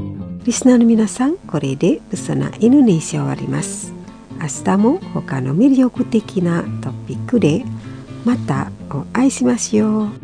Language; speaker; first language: Japanese; non-native, fluent; Indonesian